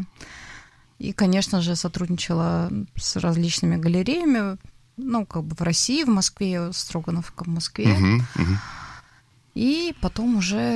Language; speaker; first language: Russian; native; Russian